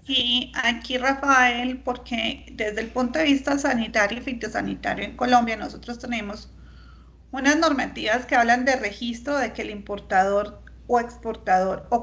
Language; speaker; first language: Spanish; native; Spanish